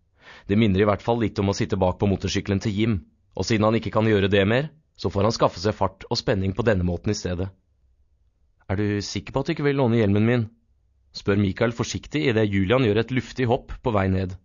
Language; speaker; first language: Norwegian; native; Norwegian